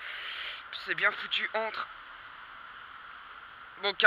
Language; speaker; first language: French; native; French